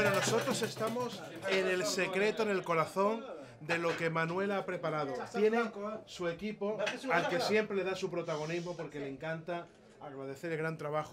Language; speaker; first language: Spanish; native; Spanish